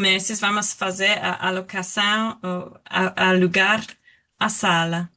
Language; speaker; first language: Portuguese; non-native, learner; English